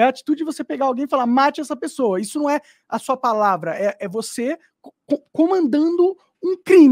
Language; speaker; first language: Portuguese; native; Portuguese